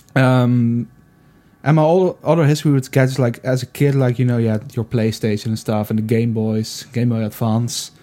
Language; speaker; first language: English; non-native, fluent; Dutch